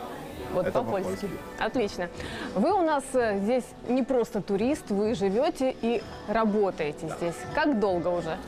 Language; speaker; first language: Russian; native; Russian